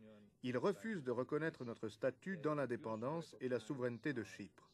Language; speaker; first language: French; non-native, fluent; Turkish